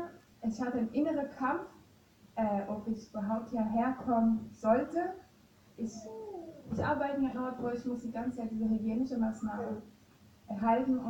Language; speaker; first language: German; non-native, fluent; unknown